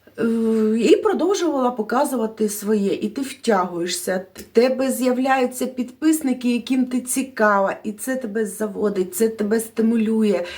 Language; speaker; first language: Ukrainian; non-native, local second language; Russian